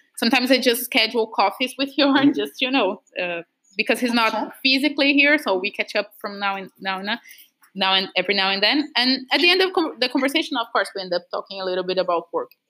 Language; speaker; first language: English; non-native, fluent; Portuguese